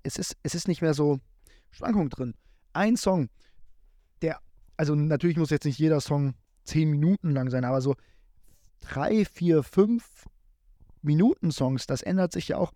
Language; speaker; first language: German; native; German